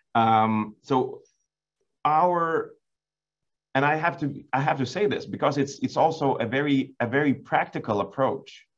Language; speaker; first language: English; non-native, fluent; Lithuanian